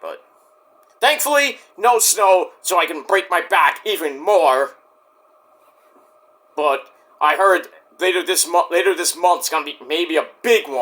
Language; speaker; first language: English; native; English